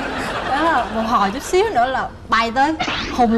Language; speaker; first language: Vietnamese; native; Vietnamese